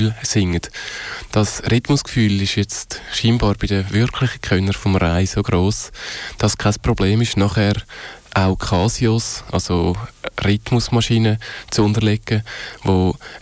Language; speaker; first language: German; native; German